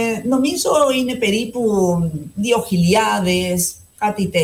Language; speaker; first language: Greek; non-native, fluent; Spanish